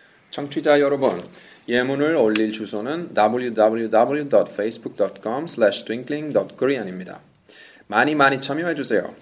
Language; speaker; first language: Korean; non-native, fluent; Italian